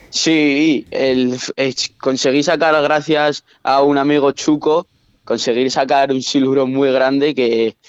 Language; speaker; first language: Spanish; native; Spanish